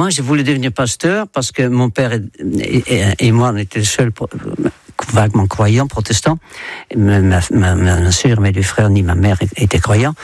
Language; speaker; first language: French; non-native, fluent; Dutch